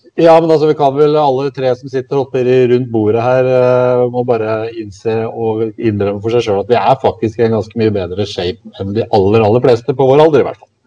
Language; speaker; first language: Norwegian; native; Norwegian